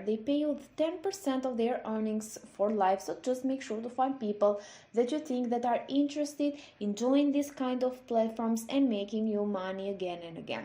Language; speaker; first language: English; non-native, fluent; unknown